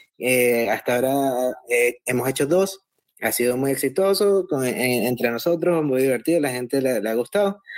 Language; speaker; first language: Spanish; native; Spanish